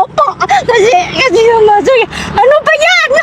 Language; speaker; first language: Filipino; non-native, local second language; Iloko